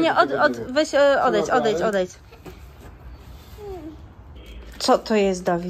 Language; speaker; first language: Polish; native; Polish